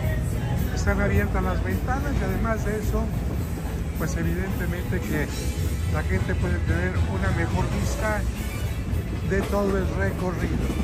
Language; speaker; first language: Spanish; native; Spanish